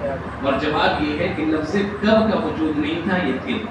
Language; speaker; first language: Urdu; native; Urdu